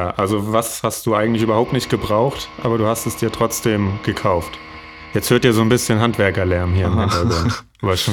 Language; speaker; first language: German; native; German